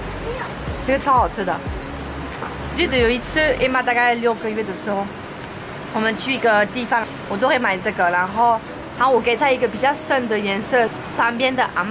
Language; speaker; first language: Chinese; non-native, fluent; French